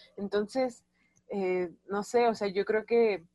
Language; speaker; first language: Spanish; native; Spanish